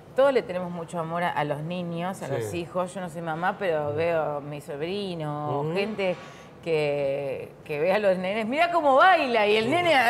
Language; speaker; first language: Spanish; native; Spanish